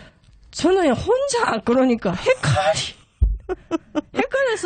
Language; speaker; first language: Korean; non-native, fluent; Japanese